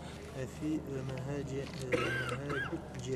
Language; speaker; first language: Arabic; non-native, learner; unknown